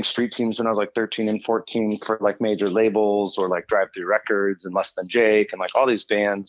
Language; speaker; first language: English; native; English